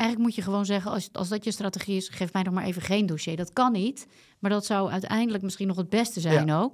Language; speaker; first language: Dutch; native; Dutch